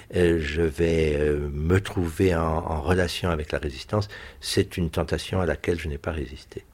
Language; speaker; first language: French; early bilingual, other home language; German